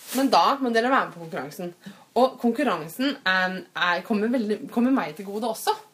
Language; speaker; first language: Norwegian; native; Norwegian